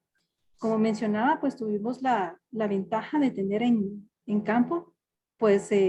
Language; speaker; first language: Spanish; native; Spanish